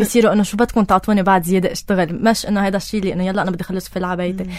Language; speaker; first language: Arabic; native; Arabic